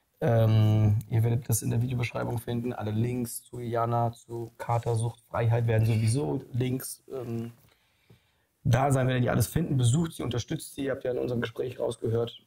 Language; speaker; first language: German; early bilingual, other home language; Polish